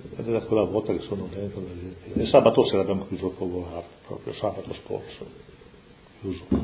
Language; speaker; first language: Italian; non-native, local second language; Friulian